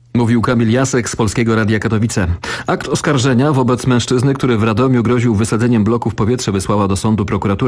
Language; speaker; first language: Polish; native; Polish